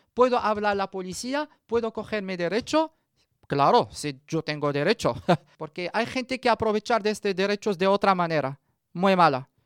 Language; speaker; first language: Spanish; non-native, learner; Arabic